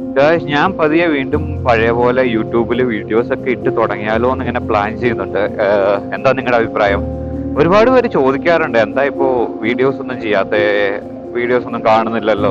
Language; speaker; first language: Malayalam; native; Malayalam